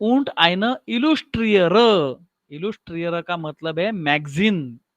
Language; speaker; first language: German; non-native, learner; Marathi